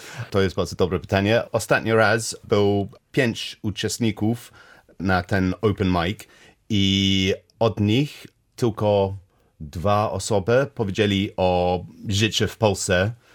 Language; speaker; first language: Polish; non-native, learner; English